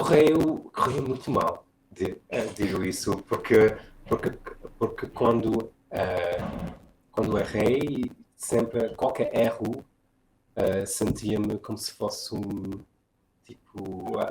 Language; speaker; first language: Portuguese; non-native, fluent; English